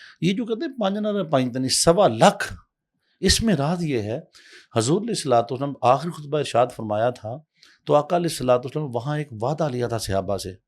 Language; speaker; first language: Urdu; native; Urdu